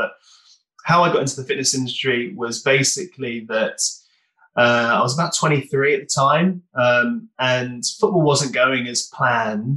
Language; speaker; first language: English; native; English